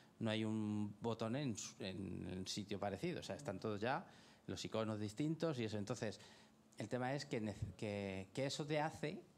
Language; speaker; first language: Spanish; native; Spanish